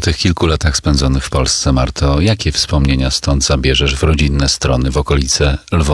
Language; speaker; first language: Polish; native; Polish